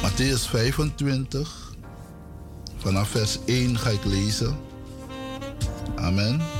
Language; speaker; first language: Dutch; non-native, local second language; Sranan Tongo